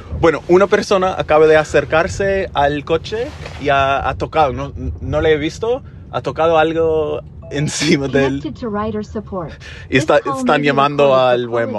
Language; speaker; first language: Spanish; non-native, fluent; English